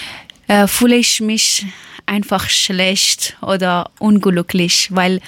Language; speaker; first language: German; non-native, learner; Persian